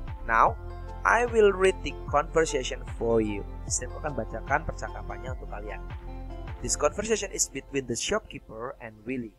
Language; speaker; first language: English; non-native, fluent; Indonesian